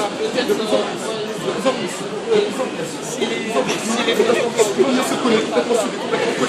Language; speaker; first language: French; native; French